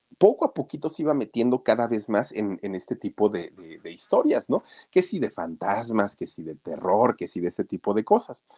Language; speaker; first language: Spanish; native; Spanish